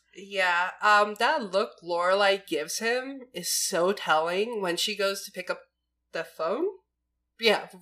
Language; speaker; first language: English; native; English